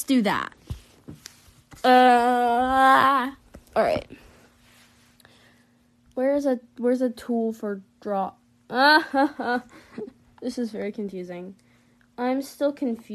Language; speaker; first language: English; native; English